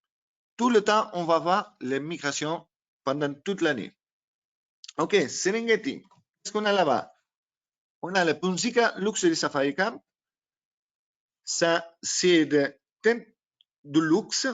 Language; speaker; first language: French; non-native, learner; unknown